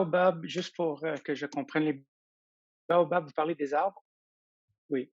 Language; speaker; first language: French; non-native, fluent; English